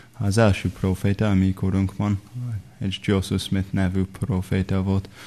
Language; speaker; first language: Hungarian; non-native, fluent; English